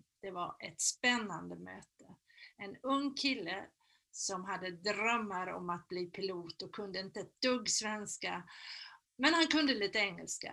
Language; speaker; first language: Swedish; native; Swedish